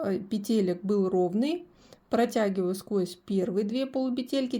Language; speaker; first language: Russian; native; Russian